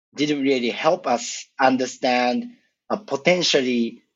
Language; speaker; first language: English; non-native, fluent; Japanese